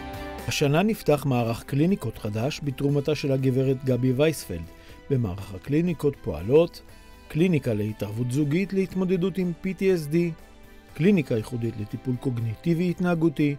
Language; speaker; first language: Hebrew; native; Hebrew